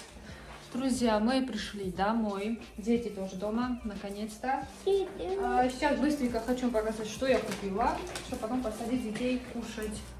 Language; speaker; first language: Russian; native; Russian